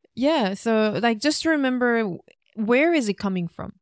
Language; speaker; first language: English; non-native, fluent; Korean